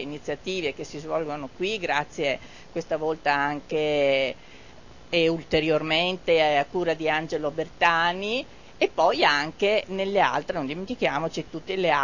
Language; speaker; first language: Italian; native; Italian